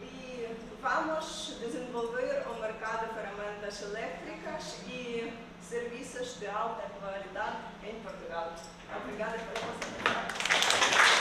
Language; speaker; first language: Portuguese; non-native, learner; Ukrainian